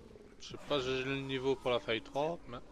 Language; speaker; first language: French; native; French